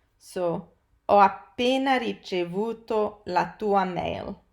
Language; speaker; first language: Italian; non-native, fluent; English